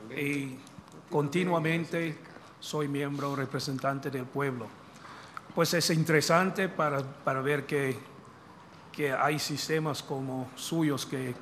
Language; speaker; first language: Spanish; non-native, fluent; English